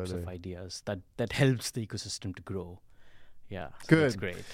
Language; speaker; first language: English; non-native, local second language; Hindi